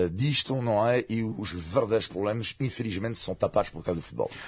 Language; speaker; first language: Portuguese; non-native, fluent; French